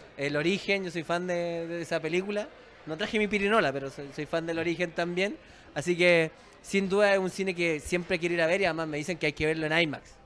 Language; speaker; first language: Spanish; native; Spanish